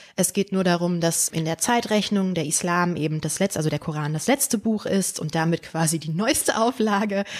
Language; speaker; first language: German; early bilingual, other home language; Polish